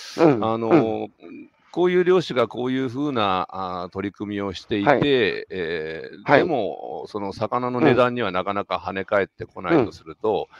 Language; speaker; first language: Japanese; native; Japanese